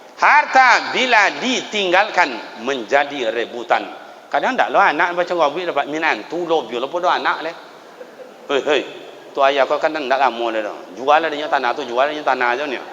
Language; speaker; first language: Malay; non-native, local second language; Minangkabau